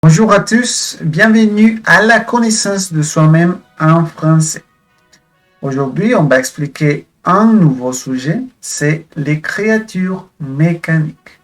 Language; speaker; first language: French; non-native, fluent; Spanish